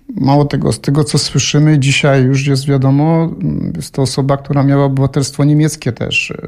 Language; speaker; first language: Polish; early bilingual, heritage; Polish